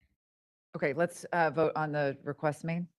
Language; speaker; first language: English; native; English